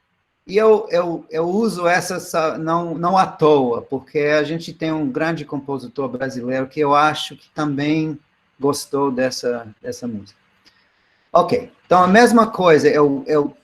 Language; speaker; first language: Portuguese; non-native, fluent; English